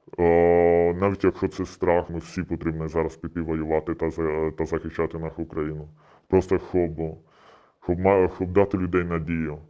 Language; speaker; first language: Ukrainian; early bilingual, heritage; Ukrainian